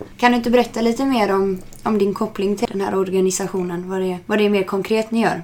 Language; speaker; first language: Swedish; native; Swedish